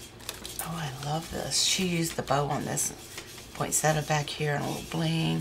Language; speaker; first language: English; native; English